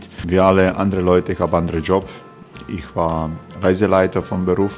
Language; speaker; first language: German; non-native, fluent; Croatian